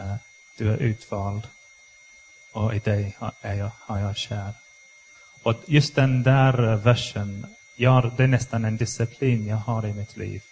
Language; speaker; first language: Swedish; non-native, fluent; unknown